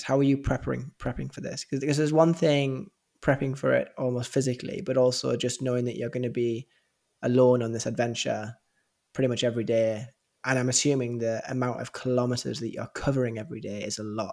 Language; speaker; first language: English; native; English